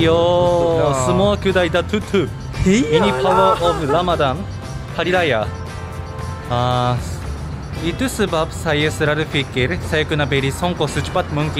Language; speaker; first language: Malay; non-native, fluent; Japanese